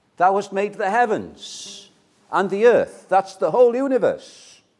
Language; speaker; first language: English; native; English